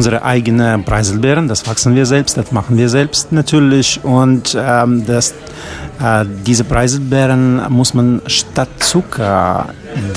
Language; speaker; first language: German; non-native, learner; Russian